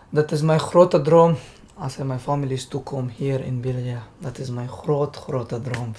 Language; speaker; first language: Dutch; non-native, learner; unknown